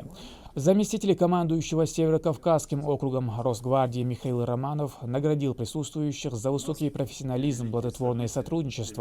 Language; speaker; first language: Russian; native; Russian